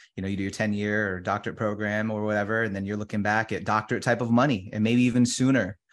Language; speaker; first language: English; early bilingual, other home language; Filipino